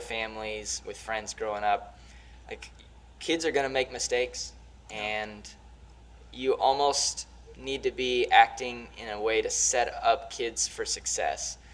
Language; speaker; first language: English; native; English